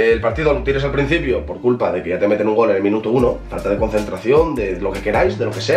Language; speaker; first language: Spanish; native; Spanish